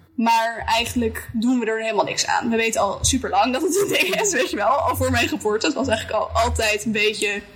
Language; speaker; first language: Dutch; native; Dutch